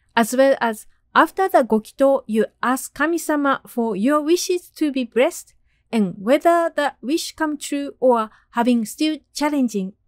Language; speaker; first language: English; non-native, fluent; Japanese